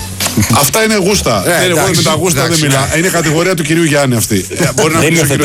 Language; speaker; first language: Greek; native; Greek